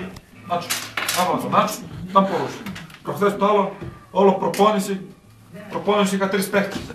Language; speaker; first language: Greek; non-native, fluent; Serbian